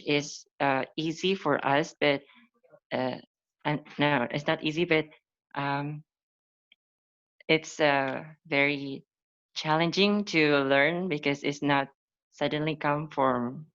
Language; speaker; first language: English; non-native, learner; Indonesian